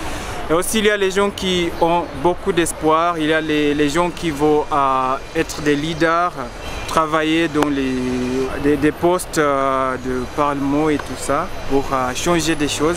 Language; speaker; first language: French; non-native, fluent; Luo (Kenya and Tanzania)